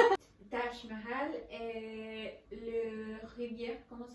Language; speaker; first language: French; non-native, fluent; Spanish